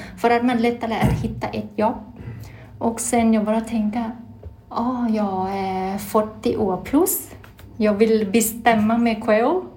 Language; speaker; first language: Swedish; non-native, learner; Thai